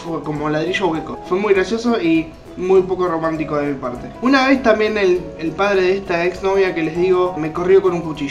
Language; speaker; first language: Spanish; native; Spanish